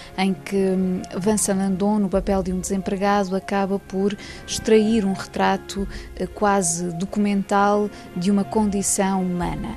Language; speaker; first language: Portuguese; native; Portuguese